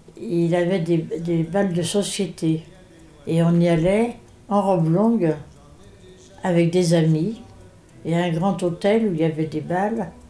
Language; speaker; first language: French; native; French